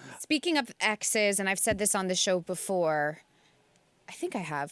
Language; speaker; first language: English; native; English